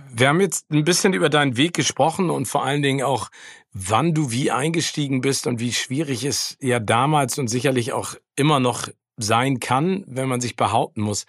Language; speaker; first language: German; native; German